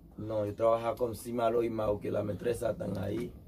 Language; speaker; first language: Spanish; non-native, learner; Haitian Creole